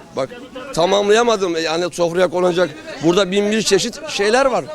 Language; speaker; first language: Turkish; native; Turkish